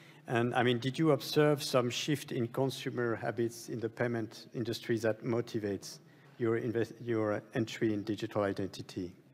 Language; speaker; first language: English; non-native, fluent; French